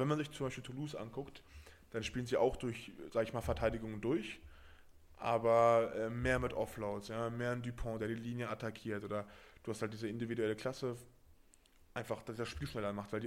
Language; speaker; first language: German; native; German